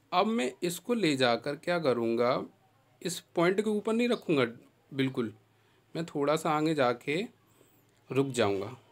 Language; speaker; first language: Hindi; native; Hindi